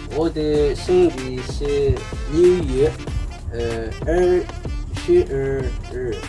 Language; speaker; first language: Chinese; non-native, learner; Malay